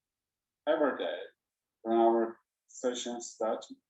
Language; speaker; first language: English; non-native, learner; Chinese